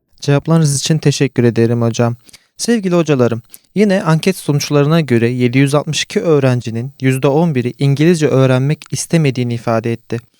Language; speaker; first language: Turkish; native; Turkish